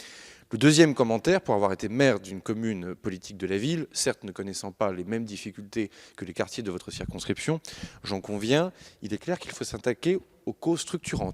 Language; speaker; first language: French; native; French